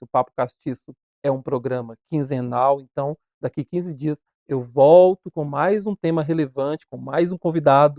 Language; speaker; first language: Portuguese; native; Portuguese